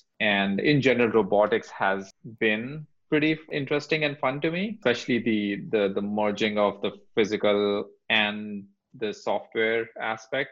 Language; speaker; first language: English; non-native, local second language; Hindi